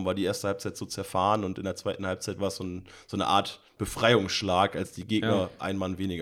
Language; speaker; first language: German; native; German